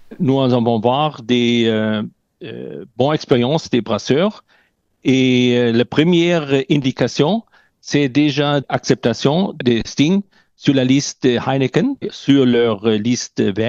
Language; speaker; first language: French; non-native, learner; German